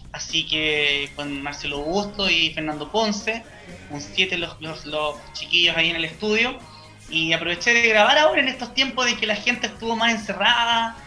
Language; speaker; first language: Spanish; native; Spanish